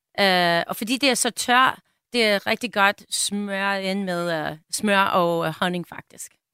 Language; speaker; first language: Danish; non-native, fluent; English